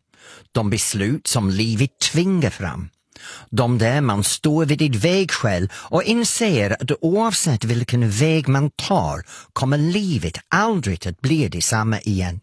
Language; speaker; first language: Swedish; non-native, fluent; English